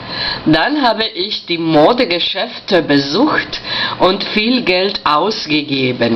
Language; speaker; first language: German; non-native, fluent; Spanish